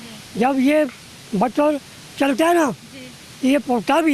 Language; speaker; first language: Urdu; non-native, local second language; Northern Hindko